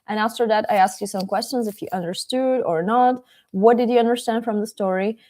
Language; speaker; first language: English; non-native, fluent; Czech